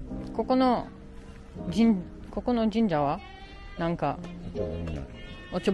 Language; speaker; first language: Japanese; non-native, fluent; French